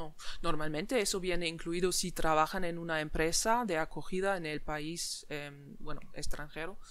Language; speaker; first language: Spanish; non-native, fluent; German